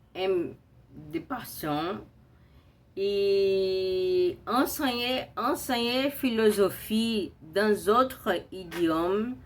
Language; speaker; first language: French; non-native, learner; Portuguese